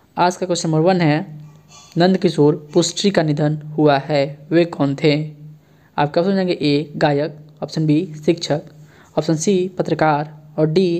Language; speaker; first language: Hindi; native; Hindi